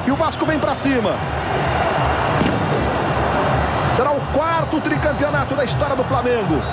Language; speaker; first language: Portuguese; native; Portuguese